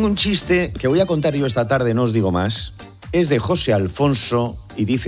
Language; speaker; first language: Spanish; native; Spanish